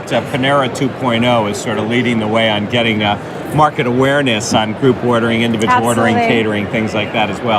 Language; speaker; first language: English; native; English